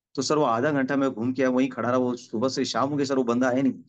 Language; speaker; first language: Hindi; non-native, local second language; Marathi